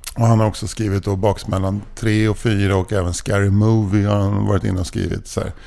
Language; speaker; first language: Swedish; native; Swedish